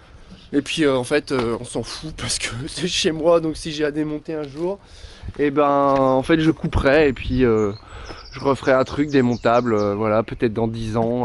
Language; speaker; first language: French; native; French